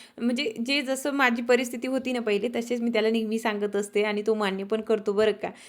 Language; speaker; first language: Marathi; non-native, local second language; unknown